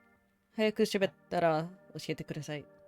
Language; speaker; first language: Japanese; non-native, learner; English